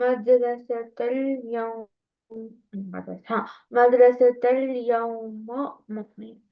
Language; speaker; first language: Arabic; non-native, learner; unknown